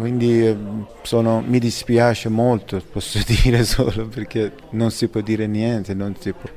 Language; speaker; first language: Italian; non-native, fluent; Persian